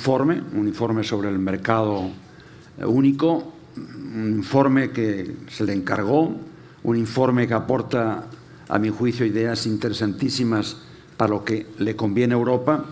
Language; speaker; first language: Spanish; native; Spanish